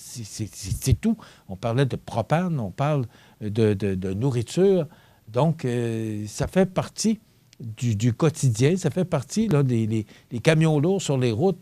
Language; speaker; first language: French; native; French